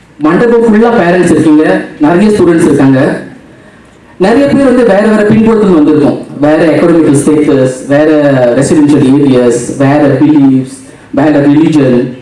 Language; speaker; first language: Tamil; native; Tamil